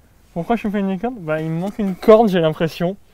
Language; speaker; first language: French; native; French